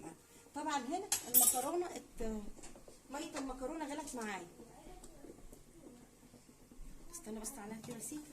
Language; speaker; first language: Arabic; native; Arabic